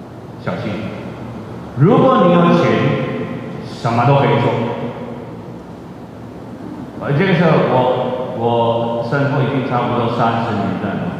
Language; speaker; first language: Chinese; non-native, fluent; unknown